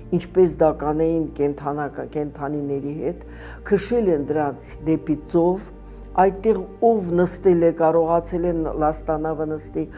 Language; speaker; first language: Armenian; native; Armenian